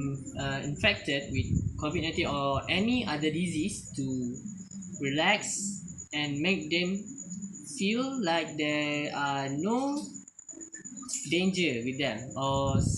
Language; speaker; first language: English; non-native, learner; Malay